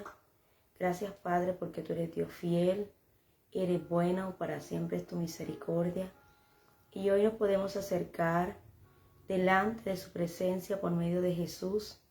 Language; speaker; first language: Spanish; native; Spanish